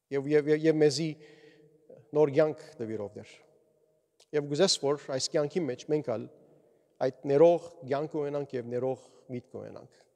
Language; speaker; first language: Armenian; early bilingual, heritage; Armenian